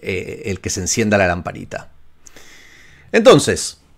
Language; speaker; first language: Spanish; native; Spanish